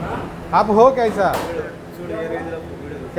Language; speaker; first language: Hindi; non-native, learner; Bangla